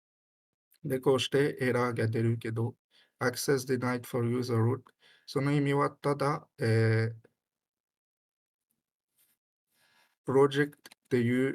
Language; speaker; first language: Japanese; non-native, learner; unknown